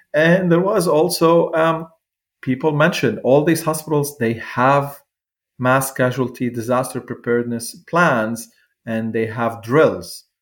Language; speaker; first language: English; non-native, fluent; Arabic